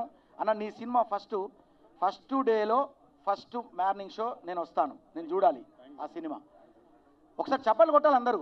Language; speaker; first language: Telugu; native; Telugu